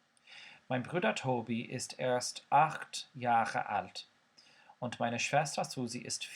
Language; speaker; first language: German; non-native, fluent; Irish